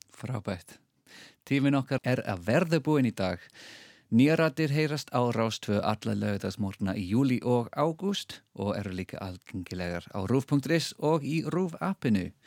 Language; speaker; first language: Icelandic; non-native, fluent; English